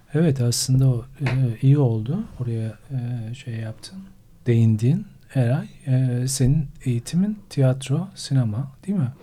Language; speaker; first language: Turkish; native; Turkish